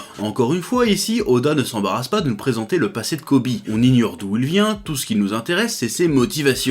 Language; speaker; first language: French; native; French